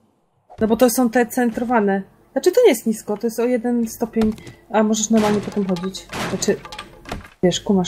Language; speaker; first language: Polish; native; Polish